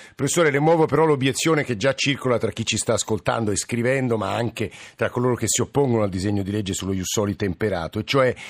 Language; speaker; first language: Italian; native; Italian